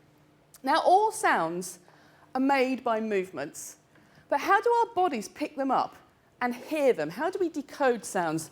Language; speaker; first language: English; native; English